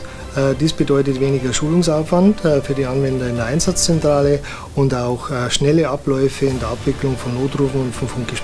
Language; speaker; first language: German; native; German